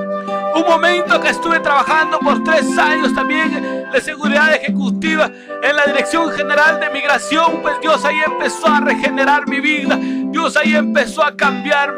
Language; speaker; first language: Spanish; native; Spanish